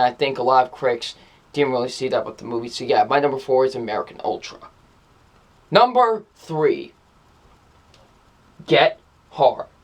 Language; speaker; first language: English; native; English